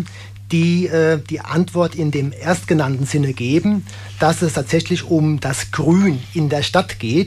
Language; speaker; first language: German; native; German